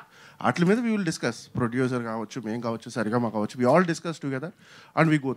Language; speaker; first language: Telugu; native; Telugu